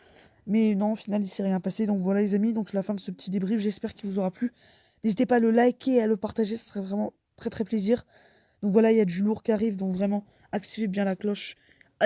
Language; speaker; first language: French; native; French